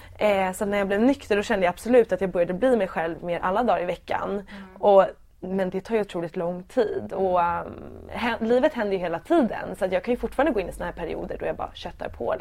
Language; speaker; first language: Swedish; native; Swedish